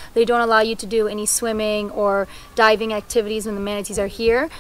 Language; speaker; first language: English; native; English